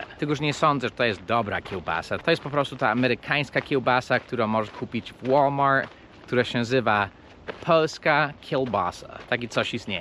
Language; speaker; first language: Polish; early bilingual, heritage; Polish